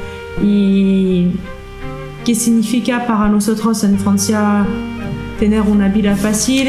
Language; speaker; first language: Spanish; non-native, learner; French